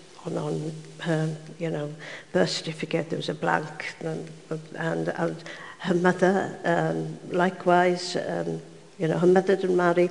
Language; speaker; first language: English; native; English